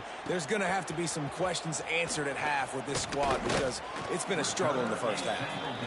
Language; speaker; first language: English; native; English